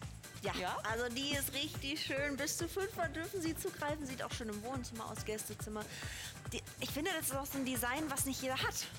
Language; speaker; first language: German; native; German